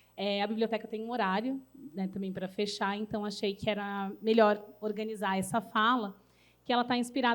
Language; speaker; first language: Portuguese; native; Portuguese